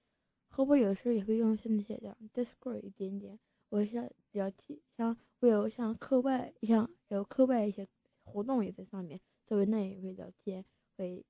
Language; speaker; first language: Chinese; early bilingual, heritage; Chinese